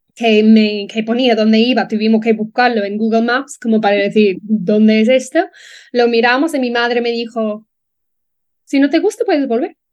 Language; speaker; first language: Spanish; non-native, fluent; English